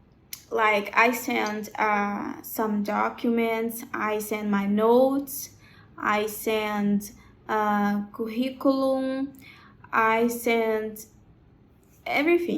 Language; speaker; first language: English; non-native, learner; Portuguese